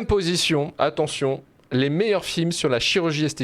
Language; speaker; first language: French; native; French